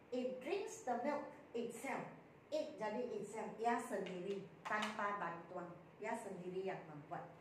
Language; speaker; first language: Malay; native; Malay